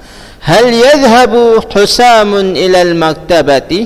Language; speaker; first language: Arabic; non-native, fluent; Indonesian